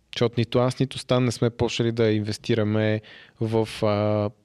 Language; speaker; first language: Bulgarian; native; Bulgarian